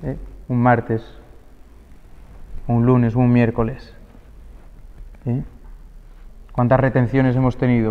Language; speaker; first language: Spanish; native; Spanish